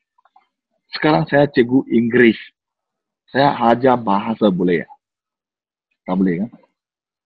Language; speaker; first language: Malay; non-native, local second language; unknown